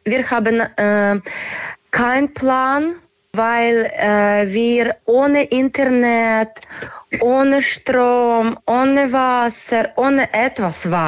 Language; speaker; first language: German; non-native, learner; Ukrainian